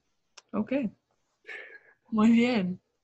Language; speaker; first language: Spanish; non-native, learner; English